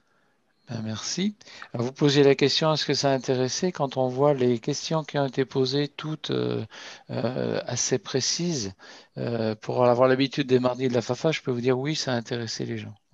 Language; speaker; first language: French; native; French